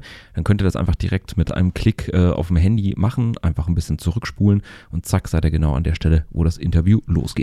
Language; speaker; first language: German; native; German